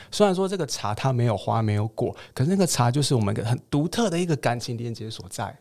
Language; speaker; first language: Chinese; native; Chinese